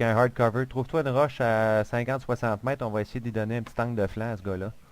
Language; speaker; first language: French; native; French